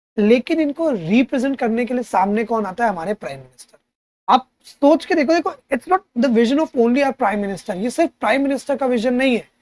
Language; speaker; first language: Hindi; native; Hindi